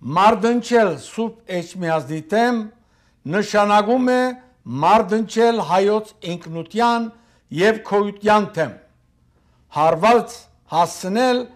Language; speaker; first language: Armenian; early bilingual, heritage; Armenian